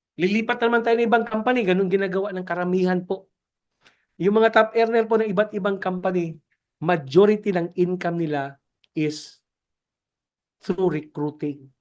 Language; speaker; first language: Filipino; non-native, local second language; Cebuano